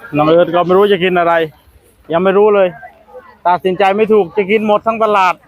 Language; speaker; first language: Thai; native; Thai